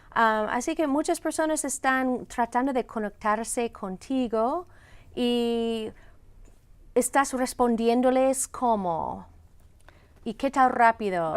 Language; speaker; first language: Spanish; non-native, fluent; English